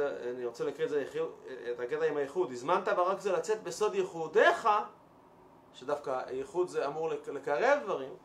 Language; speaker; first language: Hebrew; native; Hebrew